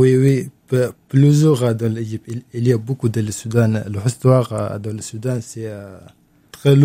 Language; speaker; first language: French; non-native, learner; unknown